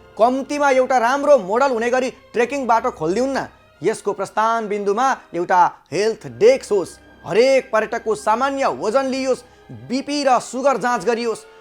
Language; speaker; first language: Nepali; native; Nepali